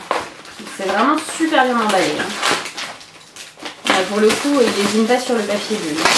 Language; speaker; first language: French; native; French